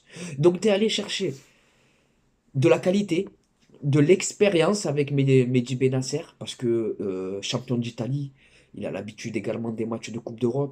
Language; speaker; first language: French; native; French